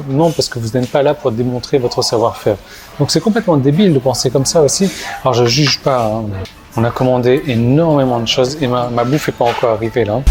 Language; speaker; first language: French; native; French